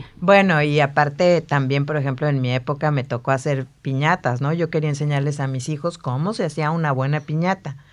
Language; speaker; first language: Spanish; native; Spanish